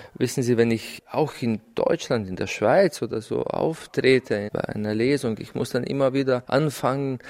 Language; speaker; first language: German; non-native, fluent; Slovenian